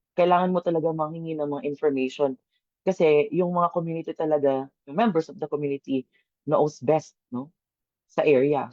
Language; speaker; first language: Filipino; non-native, local second language; Cebuano